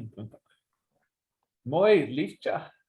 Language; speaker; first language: Dutch; non-native, learner; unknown